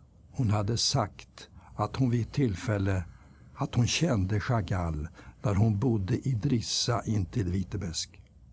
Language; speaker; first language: Swedish; native; Swedish